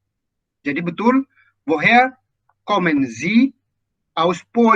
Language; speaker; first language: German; non-native, fluent; Indonesian